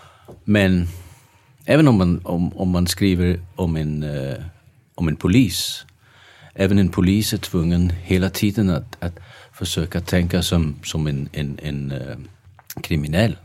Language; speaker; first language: Swedish; non-native, fluent; Danish